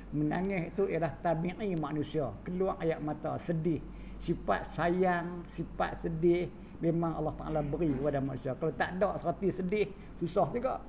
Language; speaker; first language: Malay; native; Malay